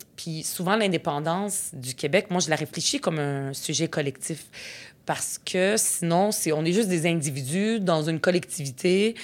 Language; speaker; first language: French; early bilingual, other home language; Arabic